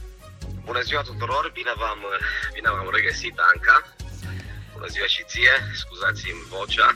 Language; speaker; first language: Romanian; native; Romanian